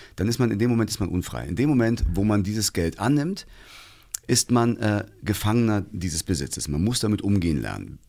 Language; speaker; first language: German; native; German